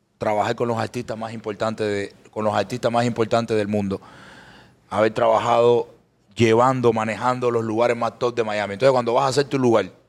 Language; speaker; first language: Spanish; native; Spanish